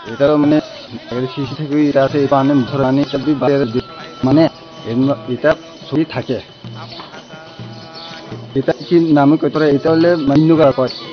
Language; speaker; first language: Bangla; non-native, local second language; Kok Borok